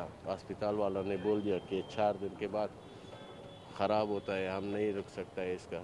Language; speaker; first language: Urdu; non-native, learner; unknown